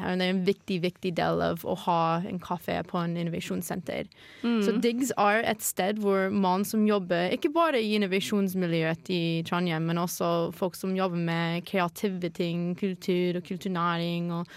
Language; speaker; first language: Norwegian; non-native, fluent; English